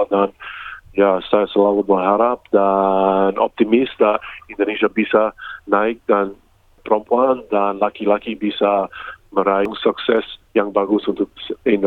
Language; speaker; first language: Indonesian; early bilingual, heritage; English